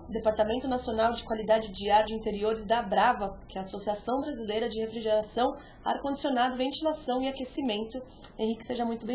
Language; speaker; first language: Portuguese; native; Portuguese